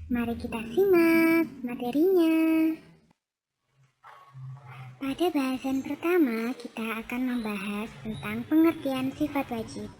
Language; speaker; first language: Indonesian; native; Indonesian